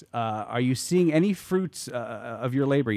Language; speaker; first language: English; native; English